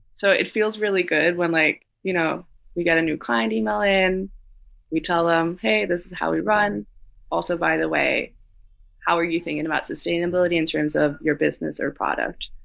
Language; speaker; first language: English; non-native, fluent; Danish